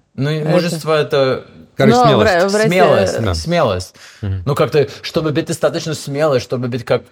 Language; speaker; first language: Russian; non-native, fluent; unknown